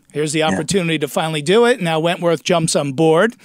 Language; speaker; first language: English; native; English